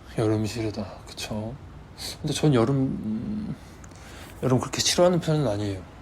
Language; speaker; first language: Korean; native; Korean